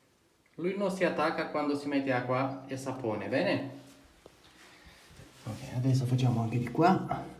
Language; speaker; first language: Italian; non-native, fluent; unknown